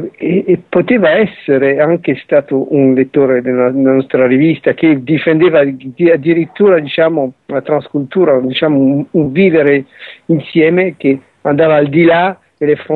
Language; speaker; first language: Italian; early bilingual, heritage; Italian